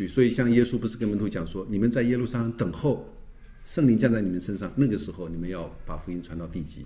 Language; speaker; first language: Chinese; native; Chinese